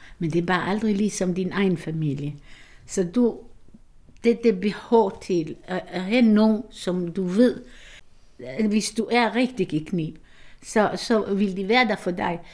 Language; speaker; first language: Danish; non-native, fluent; Hebrew